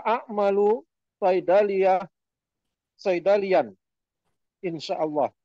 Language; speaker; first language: Arabic; non-native, learner; Indonesian